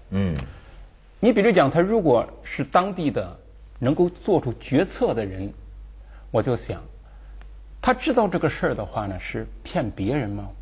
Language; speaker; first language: Chinese; native; Chinese